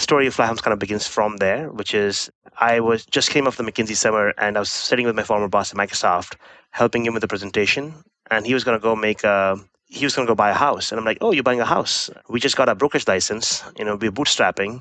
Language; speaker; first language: English; non-native, local second language; Hindi